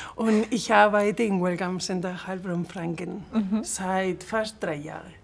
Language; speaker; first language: German; non-native, fluent; Spanish